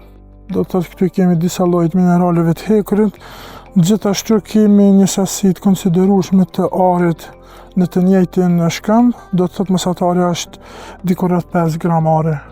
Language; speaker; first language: Albanian; native; Albanian